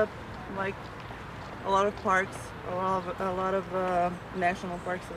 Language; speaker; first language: English; non-native, fluent; Croatian